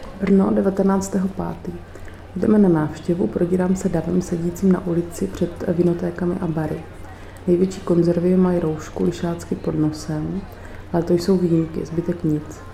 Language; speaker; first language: Czech; native; Czech